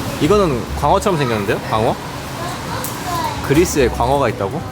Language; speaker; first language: Korean; native; Korean